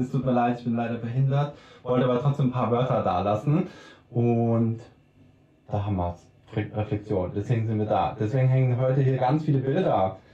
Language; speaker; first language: German; native; German